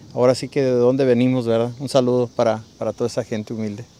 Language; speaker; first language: Spanish; native; Spanish